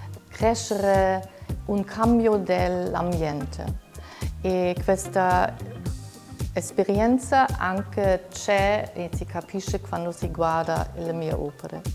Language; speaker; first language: Italian; non-native, fluent; German